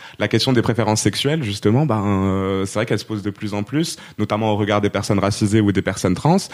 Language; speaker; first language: French; non-native, local second language; Arabic